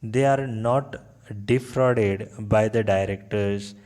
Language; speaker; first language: English; non-native, local second language; Marathi